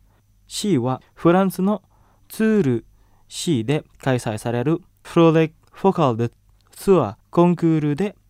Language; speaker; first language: Japanese; non-native, fluent; Indonesian